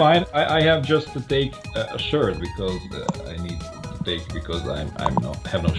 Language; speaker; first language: English; non-native, fluent; Croatian